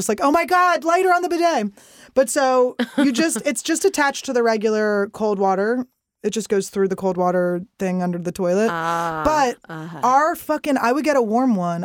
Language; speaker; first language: English; native; English